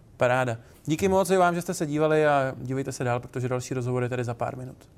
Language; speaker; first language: Czech; native; Czech